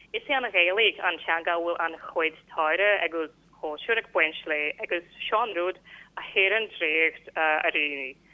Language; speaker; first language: Irish; non-native, fluent; Polish